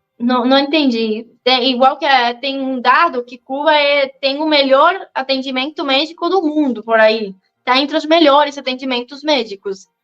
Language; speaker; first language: Portuguese; non-native, fluent; Spanish